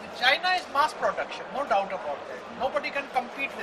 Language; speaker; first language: English; non-native, fluent; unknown